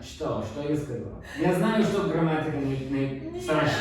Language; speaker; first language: Russian; non-native, learner; English